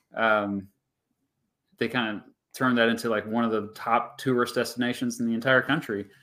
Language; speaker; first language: English; native; English